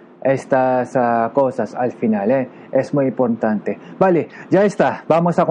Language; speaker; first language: Spanish; non-native, learner; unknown